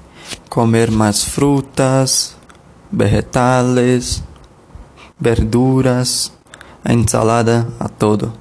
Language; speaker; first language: Spanish; non-native, learner; Portuguese